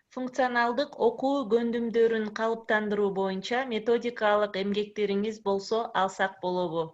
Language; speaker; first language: Kyrgyz; native; Kyrgyz